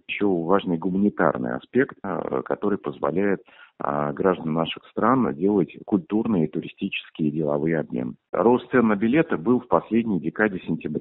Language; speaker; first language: Russian; native; Russian